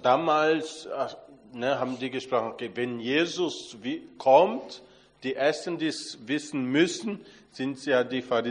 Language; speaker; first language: German; non-native, fluent; Portuguese